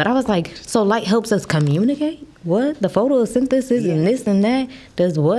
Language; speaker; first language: English; native; English